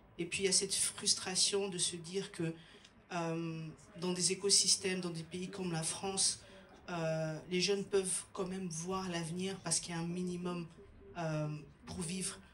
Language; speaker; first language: French; non-native, local second language; Lingala